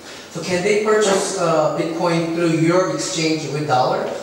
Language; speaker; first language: English; non-native, fluent; Korean